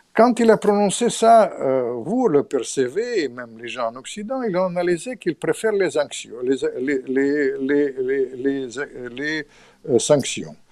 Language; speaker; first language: French; non-native, fluent; Russian